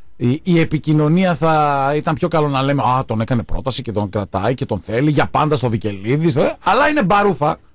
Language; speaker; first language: Greek; native; Greek